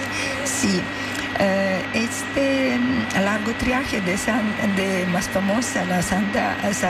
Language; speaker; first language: Spanish; non-native, fluent; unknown